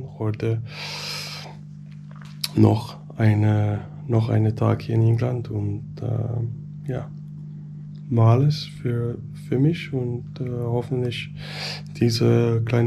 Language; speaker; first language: German; non-native, learner; Danish